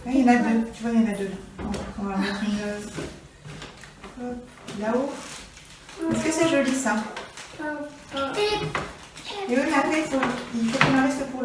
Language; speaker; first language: French; native; French